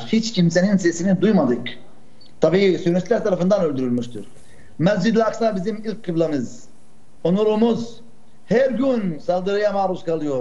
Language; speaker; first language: Turkish; non-native, fluent; Arabic